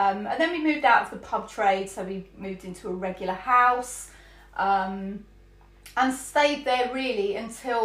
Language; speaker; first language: English; native; English